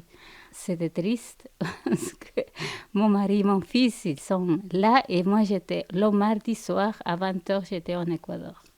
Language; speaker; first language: French; non-native, fluent; Spanish